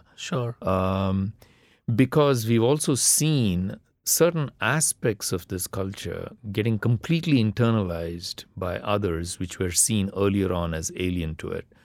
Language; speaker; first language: English; non-native, local second language; Tamil